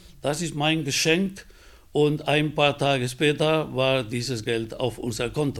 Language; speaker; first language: German; non-native, fluent; Spanish